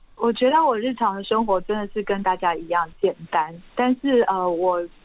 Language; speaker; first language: Chinese; non-native, local second language; Hakka Chinese